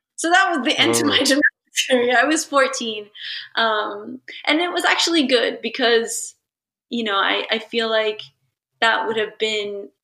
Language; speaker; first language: English; early bilingual, other home language; Italian